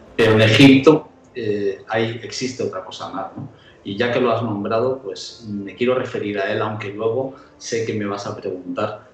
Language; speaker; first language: Spanish; early bilingual, heritage; Spanish